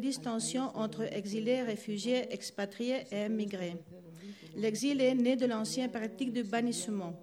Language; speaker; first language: French; non-native, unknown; Spanish